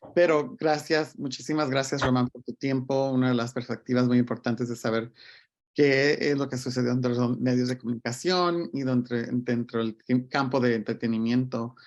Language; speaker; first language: Spanish; early bilingual, other home language; English